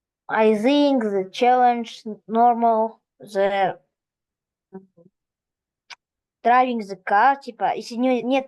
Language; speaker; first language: English; non-native, learner; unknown